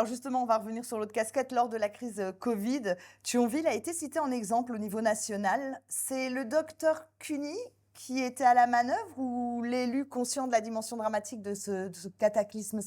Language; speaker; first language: French; native; French